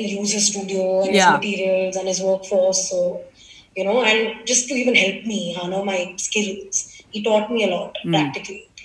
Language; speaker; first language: English; non-native, local second language; Gujarati